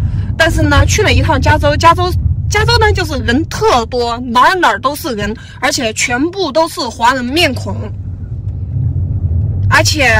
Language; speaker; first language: Chinese; native; Chinese